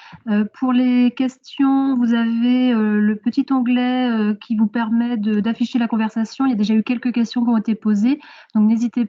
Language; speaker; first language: French; native; French